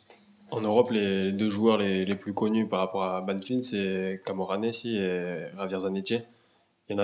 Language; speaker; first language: French; native; French